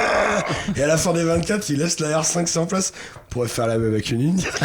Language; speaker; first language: French; native; French